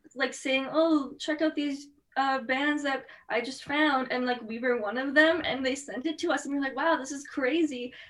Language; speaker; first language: English; native; English